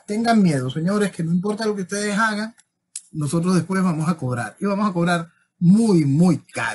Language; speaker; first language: Spanish; native; Spanish